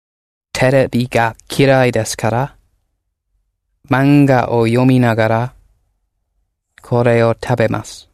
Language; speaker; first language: Japanese; non-native, learner; English